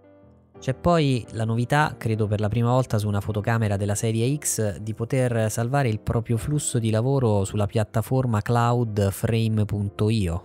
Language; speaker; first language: Italian; native; Italian